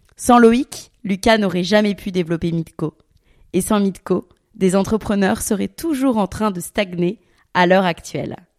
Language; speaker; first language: French; native; French